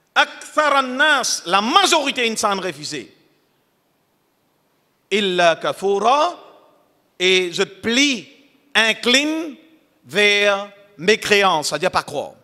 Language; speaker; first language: French; non-native, local second language; Morisyen